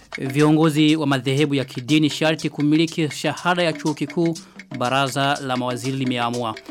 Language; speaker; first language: Swahili; non-native, local second language; Rundi